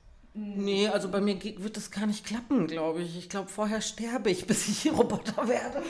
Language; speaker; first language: German; native; German